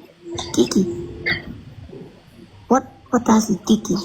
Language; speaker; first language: English; non-native, learner; Thai